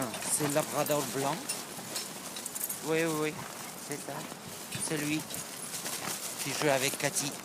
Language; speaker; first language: French; non-native, learner; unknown